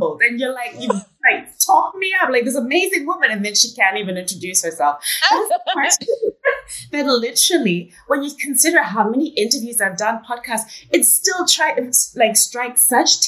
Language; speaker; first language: English; native; English